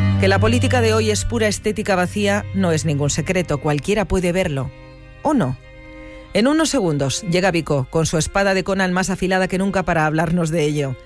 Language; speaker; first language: Spanish; native; Spanish